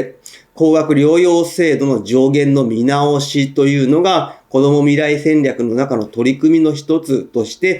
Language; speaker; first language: Japanese; native; Japanese